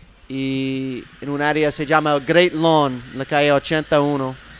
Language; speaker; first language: Spanish; non-native, learner; English